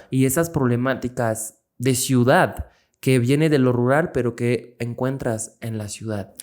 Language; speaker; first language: Spanish; non-native, fluent; French